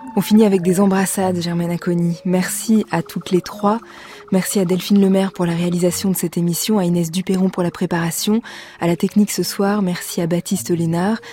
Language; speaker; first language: French; native; French